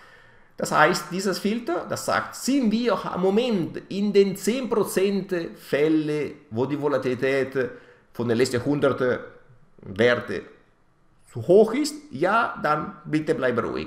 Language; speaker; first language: German; non-native, fluent; Italian